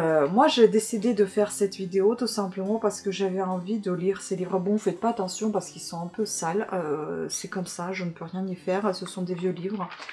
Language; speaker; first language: French; non-native, fluent; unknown